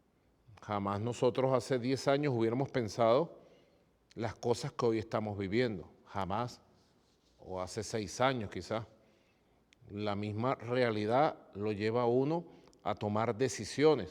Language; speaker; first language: Spanish; native; Spanish